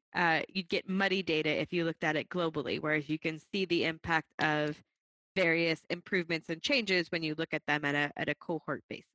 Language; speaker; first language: English; native; English